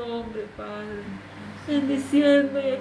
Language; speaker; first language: Spanish; native; Spanish